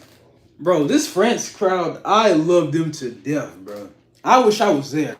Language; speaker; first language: English; native; English